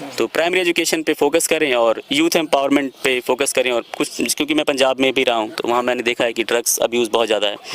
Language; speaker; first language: Hindi; native; Hindi